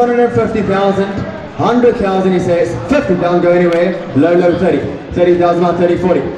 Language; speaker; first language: English; non-native, local second language; Afrikaans